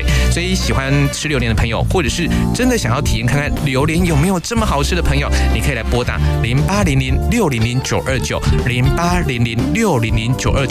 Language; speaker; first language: Chinese; native; Chinese